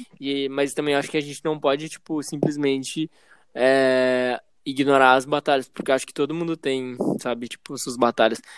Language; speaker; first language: Portuguese; native; Portuguese